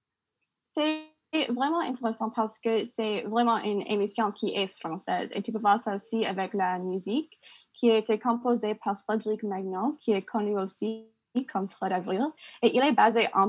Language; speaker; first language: French; non-native, learner; English